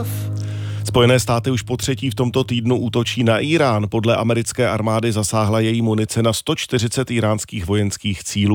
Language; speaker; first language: Czech; native; Czech